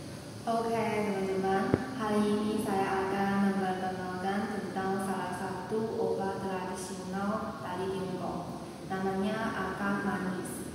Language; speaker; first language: Indonesian; non-native, learner; Chinese